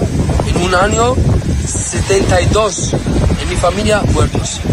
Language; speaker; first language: Spanish; non-native, learner; Arabic